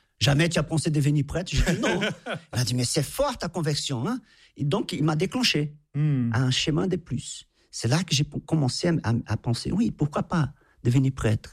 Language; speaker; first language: French; non-native, fluent; Portuguese